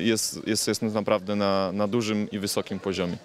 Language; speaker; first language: Polish; native; Polish